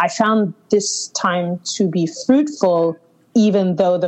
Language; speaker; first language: English; native; English